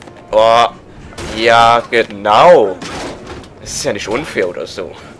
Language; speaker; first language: German; native; German